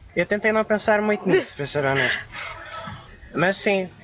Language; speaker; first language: Portuguese; early bilingual, other home language; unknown